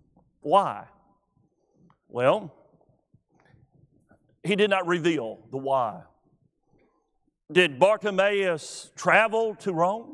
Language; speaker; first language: English; native; English